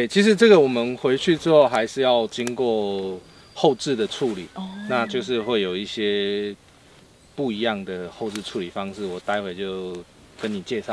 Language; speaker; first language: Chinese; native; Chinese